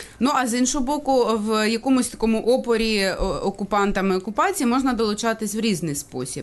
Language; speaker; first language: Ukrainian; native; Ukrainian